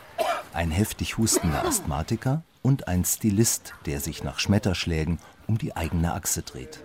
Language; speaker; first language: German; native; German